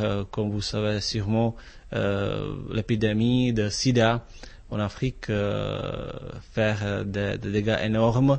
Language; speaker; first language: French; non-native, fluent; Czech